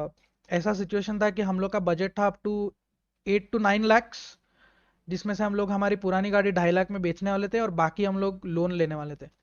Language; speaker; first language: Hindi; native; Hindi